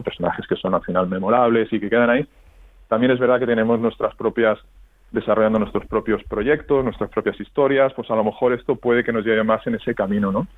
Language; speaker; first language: Spanish; native; Spanish